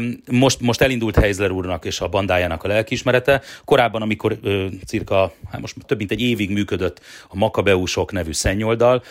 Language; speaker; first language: Hungarian; native; Hungarian